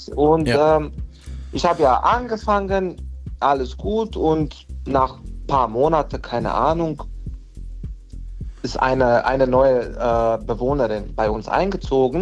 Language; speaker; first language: German; non-native, fluent; Bosnian